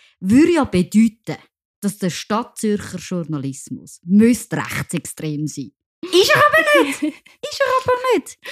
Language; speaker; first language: German; non-native, local second language; French